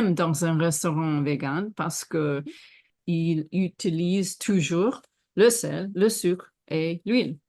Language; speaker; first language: French; non-native, fluent; English